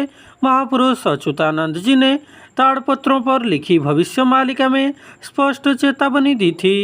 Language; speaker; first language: Hindi; non-native, local second language; Odia